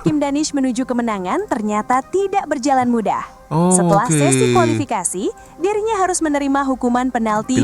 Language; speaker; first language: Indonesian; native; Indonesian